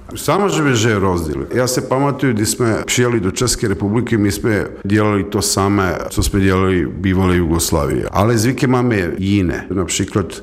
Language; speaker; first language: Czech; non-native, fluent; Serbian